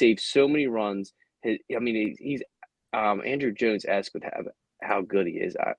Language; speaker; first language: English; native; English